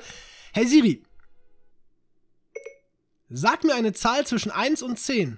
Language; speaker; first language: German; native; German